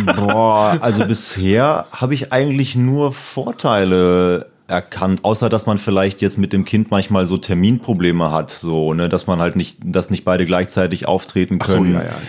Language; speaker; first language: German; native; German